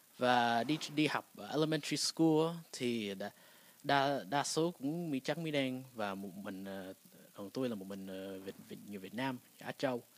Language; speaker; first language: Vietnamese; early bilingual, heritage; Vietnamese